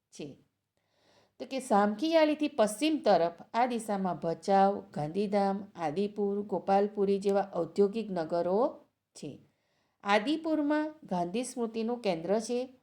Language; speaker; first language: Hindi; non-native, local second language; Gujarati